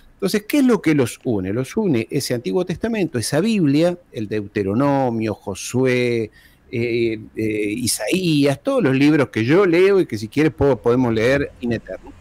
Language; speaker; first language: Spanish; early bilingual, heritage; Spanish